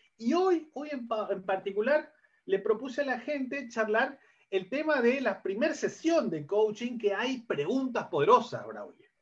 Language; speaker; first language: Spanish; native; Spanish